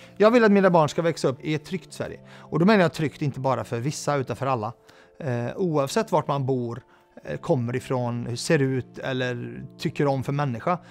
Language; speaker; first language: Swedish; early bilingual, other home language; Arabic